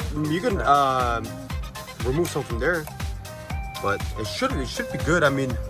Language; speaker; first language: English; native; English